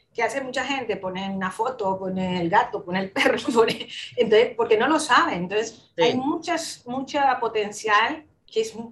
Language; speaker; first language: Spanish; native; Spanish